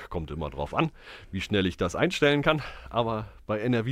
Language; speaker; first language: German; native; German